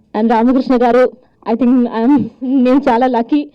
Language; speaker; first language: Telugu; non-native, learner; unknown